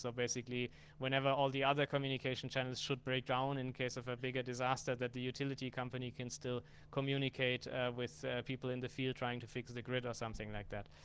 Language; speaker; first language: English; non-native, fluent; German